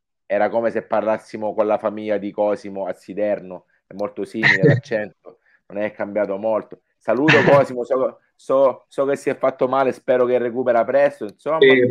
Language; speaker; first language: Italian; native; Italian